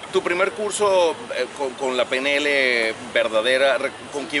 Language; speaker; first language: Spanish; native; Spanish